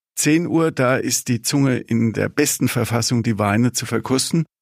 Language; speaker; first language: German; native; German